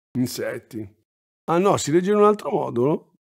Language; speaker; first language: Italian; native; Italian